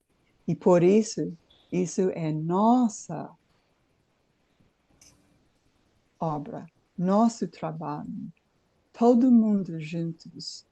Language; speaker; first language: Portuguese; non-native, fluent; English